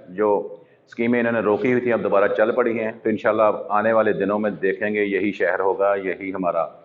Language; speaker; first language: Urdu; non-native, local second language; Punjabi